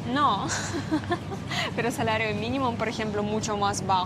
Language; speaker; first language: Spanish; non-native, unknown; Russian